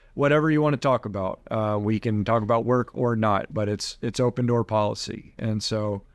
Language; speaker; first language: English; native; English